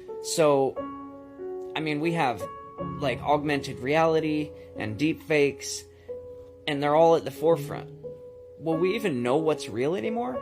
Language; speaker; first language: English; native; English